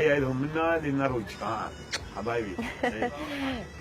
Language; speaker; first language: Arabic; native; Arabic